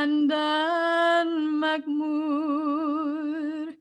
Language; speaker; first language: Indonesian; non-native, fluent; English